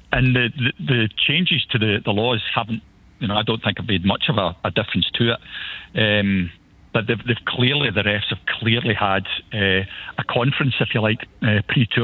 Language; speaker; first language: English; native; English